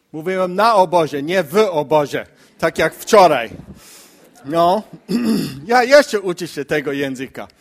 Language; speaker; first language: Polish; non-native, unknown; English